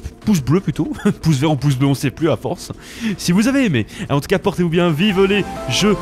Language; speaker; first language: French; native; French